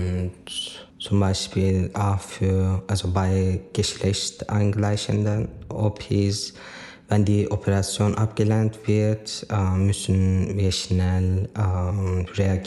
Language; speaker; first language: German; non-native, fluent; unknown